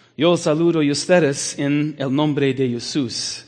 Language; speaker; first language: Spanish; non-native, learner; English